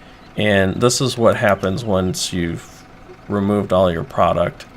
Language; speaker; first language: English; native; English